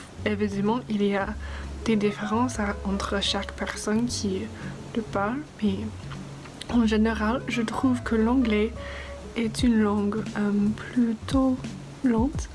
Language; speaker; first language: French; non-native, fluent; English